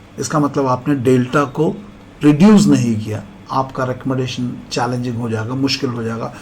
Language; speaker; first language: Hindi; non-native, local second language; Malayalam